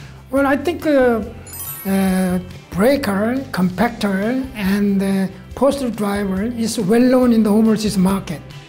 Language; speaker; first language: English; non-native, fluent; Korean